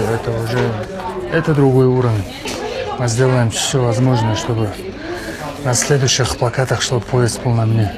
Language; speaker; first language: Russian; non-native, local second language; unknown